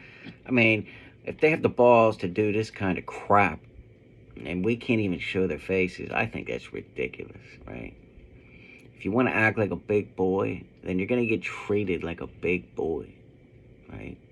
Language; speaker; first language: English; native; English